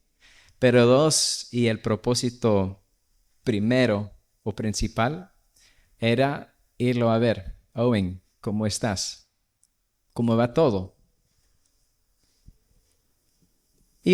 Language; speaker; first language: Spanish; non-native, fluent; English